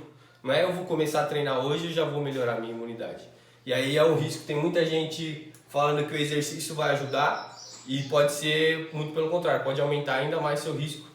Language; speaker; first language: Portuguese; native; Portuguese